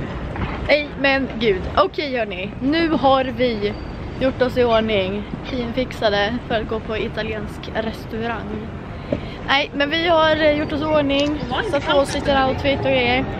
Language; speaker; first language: Swedish; native; Swedish